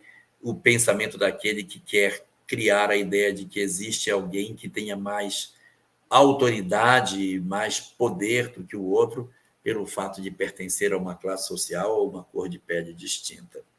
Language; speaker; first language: Portuguese; native; Portuguese